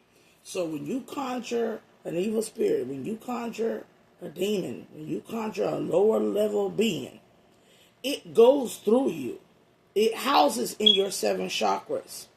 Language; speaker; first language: English; native; English